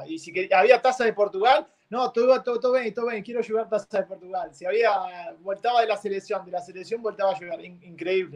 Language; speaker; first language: Portuguese; non-native, fluent; Spanish